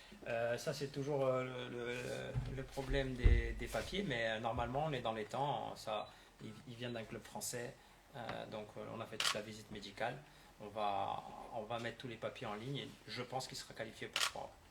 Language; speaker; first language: French; native; French